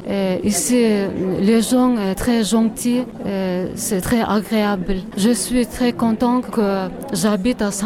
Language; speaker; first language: French; non-native, learner; Kyrgyz